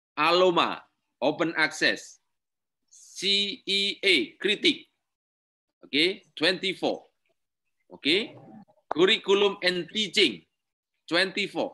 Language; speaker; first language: English; non-native, learner; Indonesian